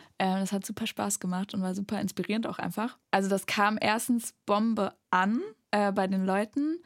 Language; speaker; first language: German; native; German